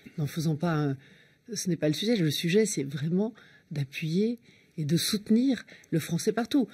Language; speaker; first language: French; native; French